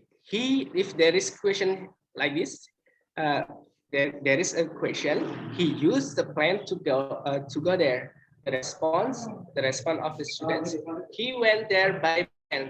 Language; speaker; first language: English; non-native, learner; Indonesian